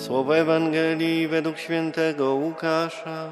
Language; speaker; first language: Polish; native; Polish